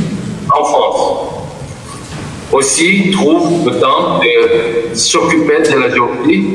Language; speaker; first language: French; non-native, fluent; Georgian